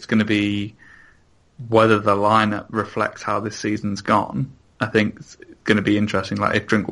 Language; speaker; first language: English; native; English